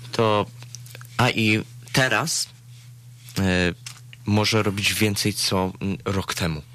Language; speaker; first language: Polish; early bilingual, heritage; Polish